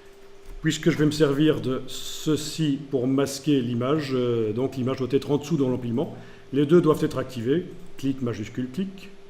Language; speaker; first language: French; native; French